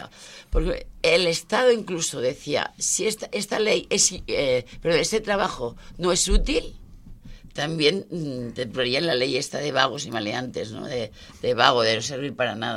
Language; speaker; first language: Spanish; native; Spanish